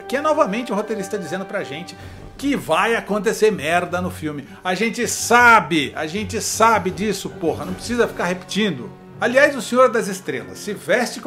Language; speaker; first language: Portuguese; native; Portuguese